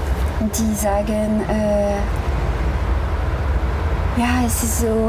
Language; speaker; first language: German; non-native, fluent; French